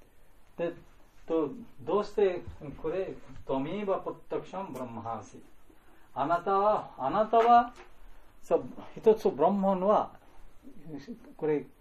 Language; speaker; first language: Japanese; non-native, fluent; Bangla